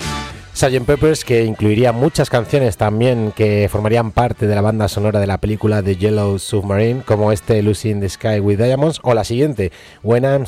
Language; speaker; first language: Spanish; native; Spanish